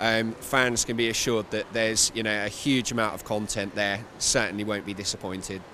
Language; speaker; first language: English; native; English